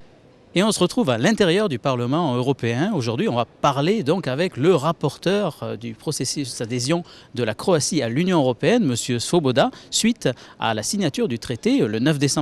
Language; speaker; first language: French; native; French